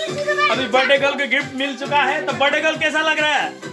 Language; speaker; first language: Hindi; non-native, local second language; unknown